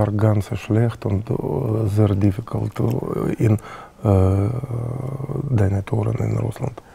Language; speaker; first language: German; non-native, learner; Russian